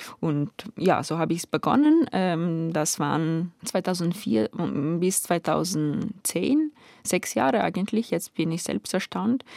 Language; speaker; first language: German; non-native, fluent; Ukrainian